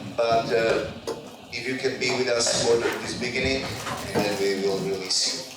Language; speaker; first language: English; non-native, fluent; Slovak